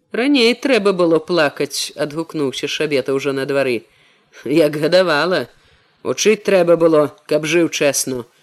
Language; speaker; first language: Belarusian; native; Belarusian